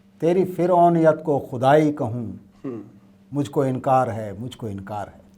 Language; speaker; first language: Urdu; non-native, local second language; Saraiki